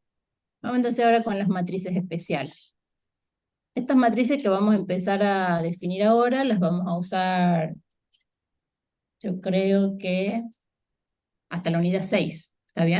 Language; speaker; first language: Spanish; native; Spanish